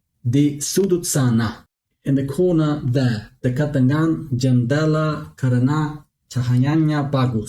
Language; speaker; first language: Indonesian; non-native, learner; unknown